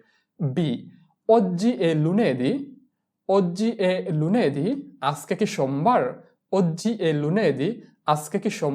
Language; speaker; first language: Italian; non-native, fluent; Bangla